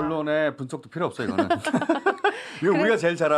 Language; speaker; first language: Korean; native; Korean